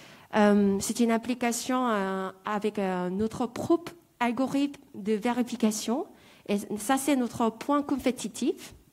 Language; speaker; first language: French; non-native, fluent; Korean